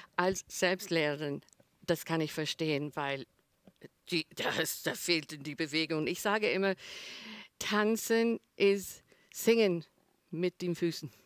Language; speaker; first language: German; non-native, learner; English